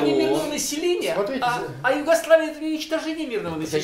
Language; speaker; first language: Russian; native; Russian